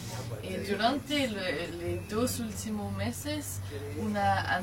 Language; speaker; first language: Spanish; non-native, learner; French